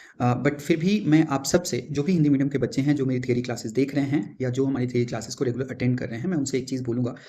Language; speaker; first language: Hindi; native; Hindi